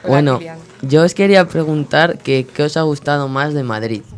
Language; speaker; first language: Spanish; native; Spanish